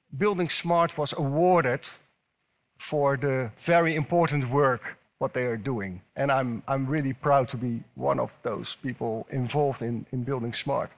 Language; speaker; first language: English; non-native, fluent; Dutch